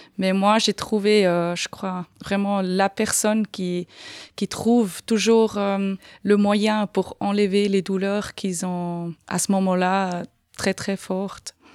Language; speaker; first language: French; non-native, fluent; Swiss German